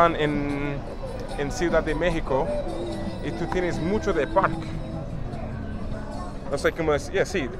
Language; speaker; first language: Spanish; non-native, learner; English